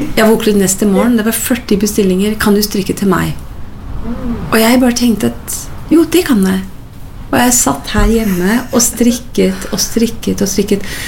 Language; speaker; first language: Norwegian; non-native, fluent; English